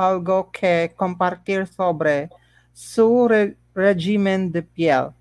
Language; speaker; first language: Spanish; non-native, learner; Filipino